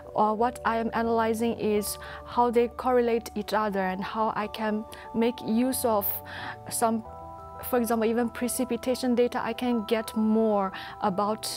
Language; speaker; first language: English; non-native, fluent; Chinese